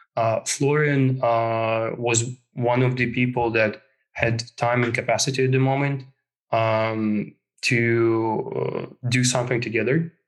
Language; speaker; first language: English; non-native, fluent; Russian